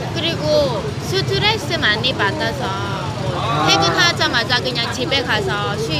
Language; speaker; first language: Korean; non-native, fluent; Vietnamese